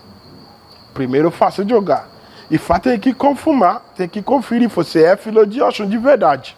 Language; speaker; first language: Portuguese; non-native, learner; Yoruba